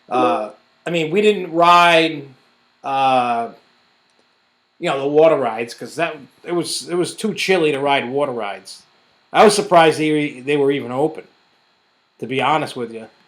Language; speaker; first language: English; native; English